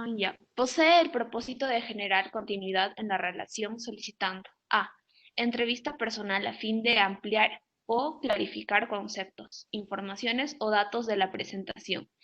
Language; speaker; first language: Spanish; native; Spanish